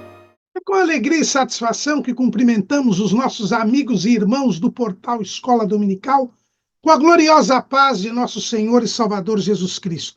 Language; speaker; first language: Portuguese; native; Portuguese